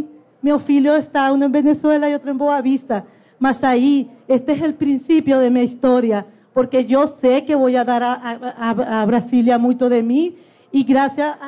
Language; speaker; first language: Portuguese; non-native, learner; Spanish